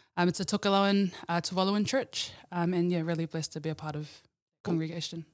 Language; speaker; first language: English; early bilingual, other home language; Samoan